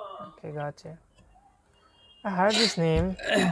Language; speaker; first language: English; non-native, fluent; Bangla